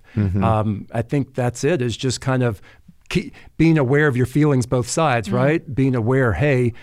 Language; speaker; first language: English; native; English